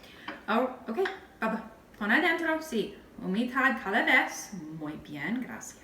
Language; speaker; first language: Spanish; non-native, learner; English